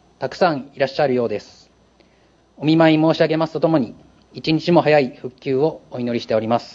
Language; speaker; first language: Japanese; native; Japanese